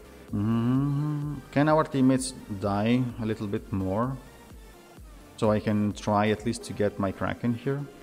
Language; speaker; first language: English; non-native, fluent; Italian